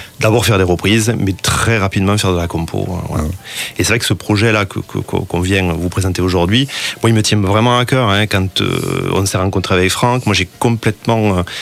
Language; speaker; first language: French; native; French